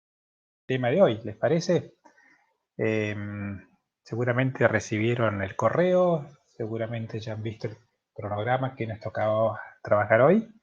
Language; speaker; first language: Spanish; native; Spanish